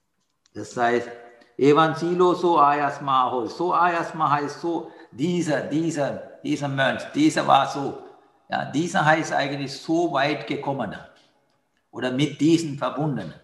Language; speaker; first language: German; non-native, fluent; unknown